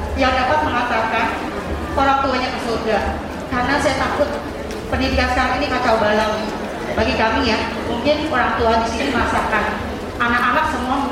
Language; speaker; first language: Indonesian; native; Indonesian